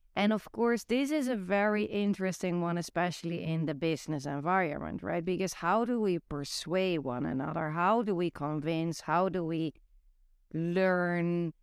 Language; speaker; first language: English; non-native, fluent; Dutch